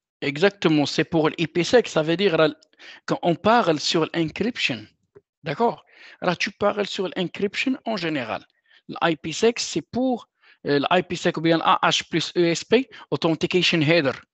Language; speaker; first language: French; non-native, local second language; Arabic